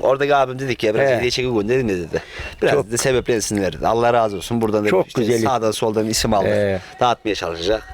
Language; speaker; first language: Turkish; native; Turkish